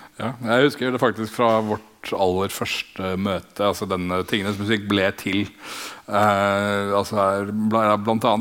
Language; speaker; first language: Norwegian; native; Norwegian